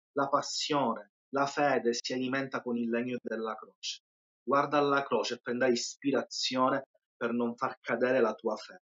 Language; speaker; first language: Italian; native; Italian